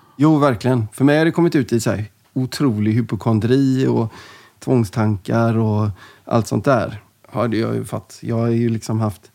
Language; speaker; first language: Swedish; native; Swedish